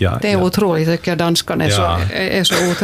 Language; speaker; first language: Swedish; native; Swedish